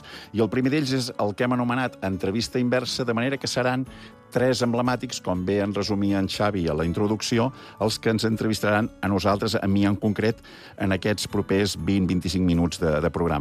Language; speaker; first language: Catalan; native; Catalan